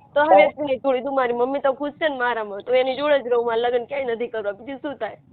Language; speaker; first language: Gujarati; native; Gujarati